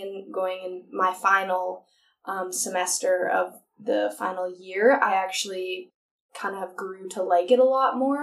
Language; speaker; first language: English; native; English